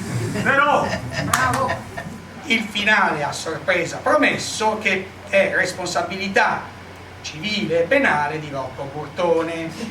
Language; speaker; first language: Italian; native; Italian